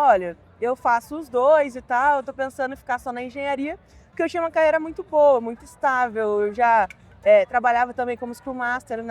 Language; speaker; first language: Portuguese; native; Portuguese